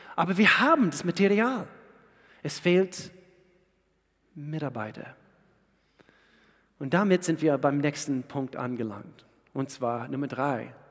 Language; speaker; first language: German; non-native, fluent; English